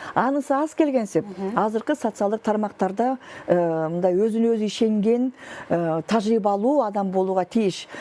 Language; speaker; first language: Kyrgyz; native; Kyrgyz